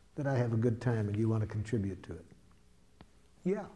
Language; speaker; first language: English; native; English